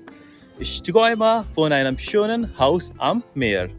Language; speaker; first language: German; non-native, fluent; Hindi